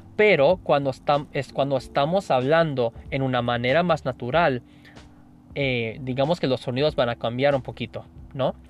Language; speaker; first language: Spanish; non-native, fluent; English